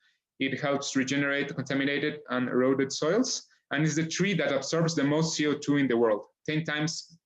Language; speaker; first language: English; non-native, fluent; Spanish